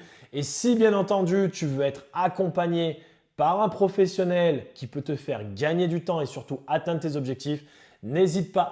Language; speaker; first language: French; native; French